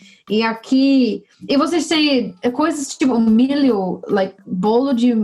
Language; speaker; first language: Portuguese; non-native, fluent; English